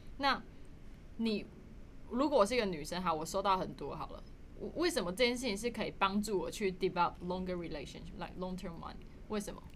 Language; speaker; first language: Chinese; native; Chinese